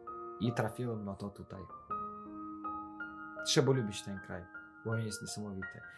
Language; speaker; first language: Polish; non-native, fluent; Azerbaijani